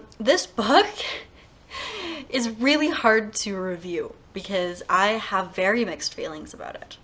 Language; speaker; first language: English; native; English